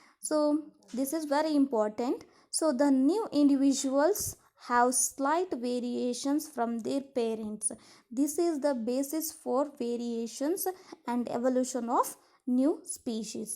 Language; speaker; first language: English; non-native, local second language; Kannada